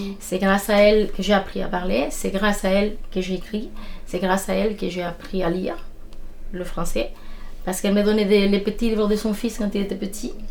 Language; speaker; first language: French; non-native, fluent; Spanish